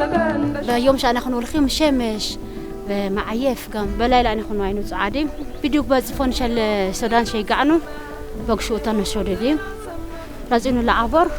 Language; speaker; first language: Hebrew; non-native, fluent; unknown